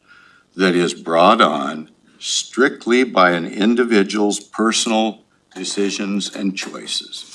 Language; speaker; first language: English; native; English